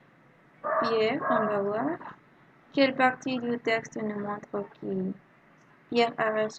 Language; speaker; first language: French; non-native, learner; Spanish